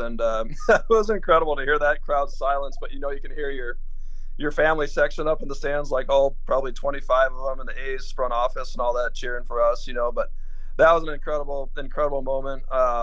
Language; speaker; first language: English; native; English